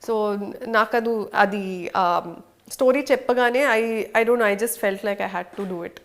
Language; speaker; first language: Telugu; non-native, fluent; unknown